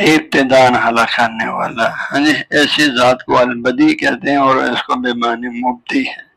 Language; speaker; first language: Urdu; non-native, local second language; Balti